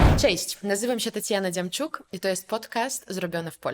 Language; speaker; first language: Polish; non-native, fluent; Belarusian